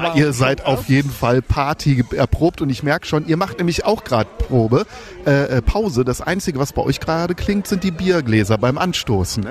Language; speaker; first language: German; native; German